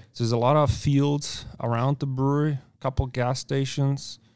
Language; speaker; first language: English; non-native, fluent; German